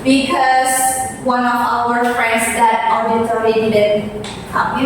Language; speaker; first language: English; non-native, fluent; Indonesian